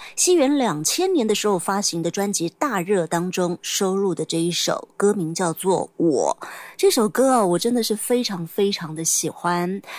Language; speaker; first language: Chinese; native; Chinese